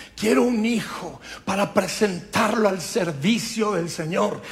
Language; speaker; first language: Spanish; native; Spanish